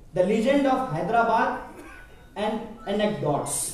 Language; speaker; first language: Hindi; native; Hindi